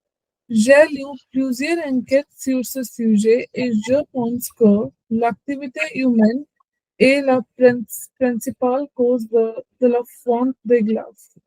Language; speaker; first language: French; non-native, learner; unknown